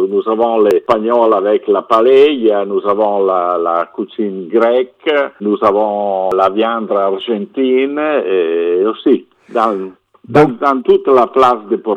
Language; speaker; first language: French; non-native, fluent; Italian